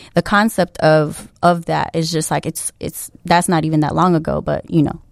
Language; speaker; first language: English; early bilingual, other home language; Filipino